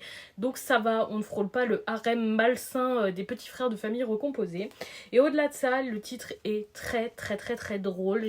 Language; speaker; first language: French; native; French